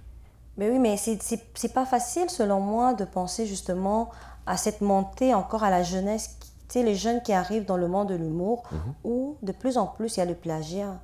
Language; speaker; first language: French; native; French